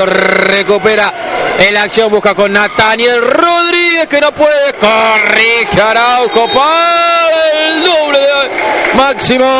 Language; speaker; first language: Spanish; native; Spanish